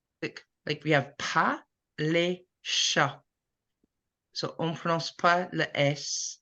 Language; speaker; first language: French; non-native, fluent; English